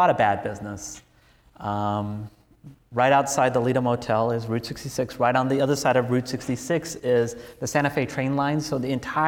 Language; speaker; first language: English; native; English